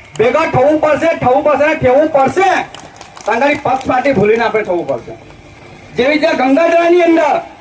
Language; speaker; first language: Gujarati; non-native, local second language; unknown